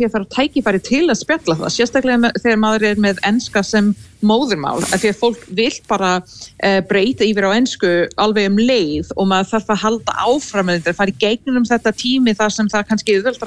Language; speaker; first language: Icelandic; non-native, fluent; English